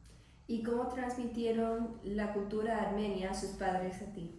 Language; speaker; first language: Spanish; non-native, learner; English